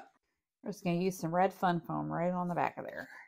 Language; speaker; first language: English; native; English